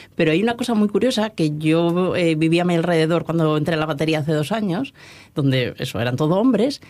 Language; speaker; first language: Spanish; native; Spanish